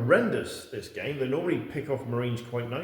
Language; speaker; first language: English; native; English